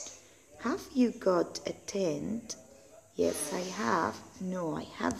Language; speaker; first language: English; non-native, learner; Spanish